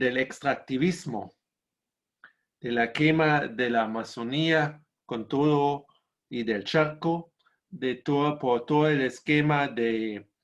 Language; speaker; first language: Spanish; non-native, fluent; German